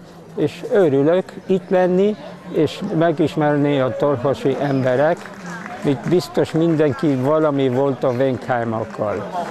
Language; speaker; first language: Hungarian; early bilingual, heritage; Hungarian